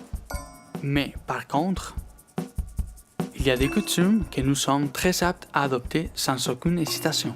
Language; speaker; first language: French; non-native, fluent; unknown